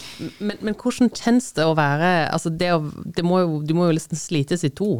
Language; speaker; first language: Norwegian; native; Norwegian